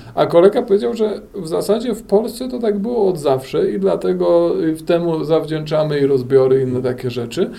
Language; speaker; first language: Polish; native; Polish